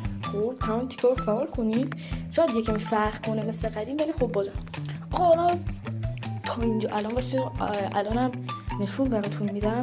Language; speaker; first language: Persian; native; Persian